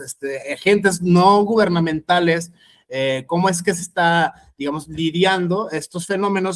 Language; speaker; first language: Spanish; native; Spanish